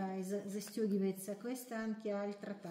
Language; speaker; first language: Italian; non-native, learner; Russian